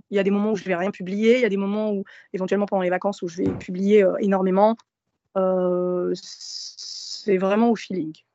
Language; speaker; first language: French; early bilingual, other home language; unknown